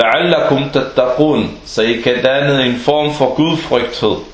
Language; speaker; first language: Danish; non-native, local second language; Arabic